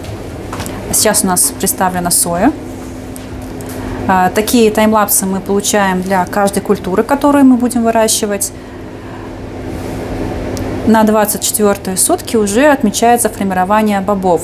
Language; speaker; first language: Russian; native; Russian